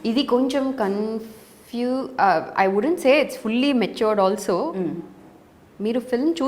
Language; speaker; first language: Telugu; non-native, learner; Tamil